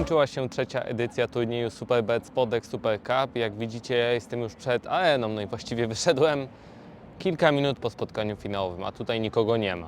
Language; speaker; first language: Polish; native; Polish